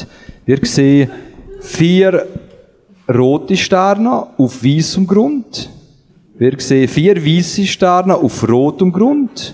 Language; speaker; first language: German; native; German